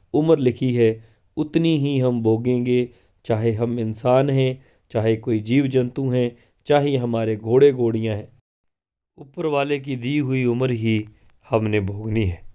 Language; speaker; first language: Hindi; non-native, local second language; Punjabi